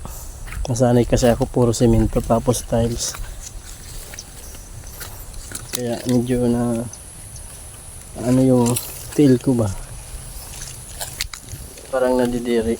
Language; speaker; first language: Filipino; non-native, local second language; Bikol